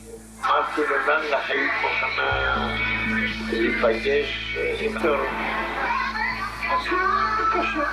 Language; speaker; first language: Hebrew; non-native, fluent; Polish